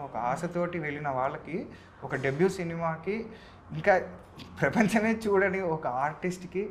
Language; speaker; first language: Telugu; native; Telugu